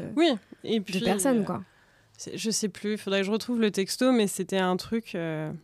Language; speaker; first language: French; native; French